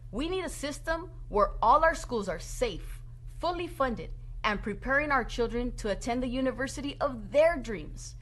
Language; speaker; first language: English; native; English